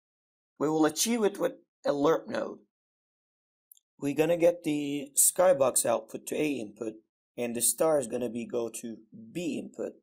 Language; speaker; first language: English; non-native, fluent; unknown